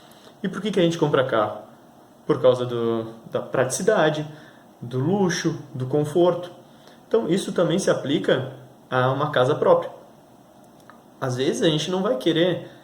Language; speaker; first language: Portuguese; native; Portuguese